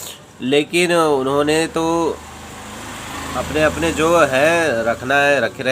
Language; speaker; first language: Hindi; native; Hindi